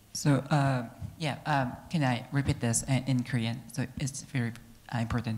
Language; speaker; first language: English; non-native, fluent; Korean